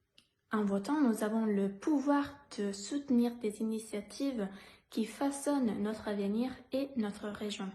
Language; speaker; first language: French; native; French